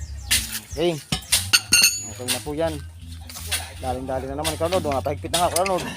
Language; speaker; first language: Filipino; native; Filipino